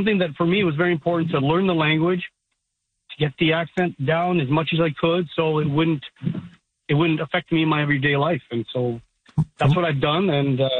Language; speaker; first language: English; native; English